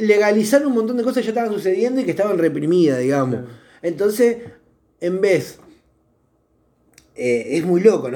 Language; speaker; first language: Spanish; native; Spanish